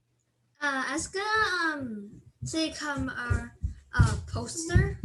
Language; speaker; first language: French; non-native, learner; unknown